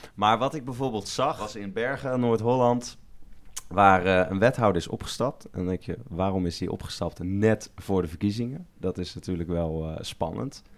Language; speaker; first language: Dutch; native; Dutch